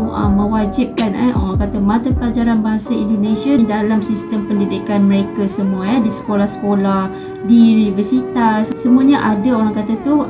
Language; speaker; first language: Malay; native; Malay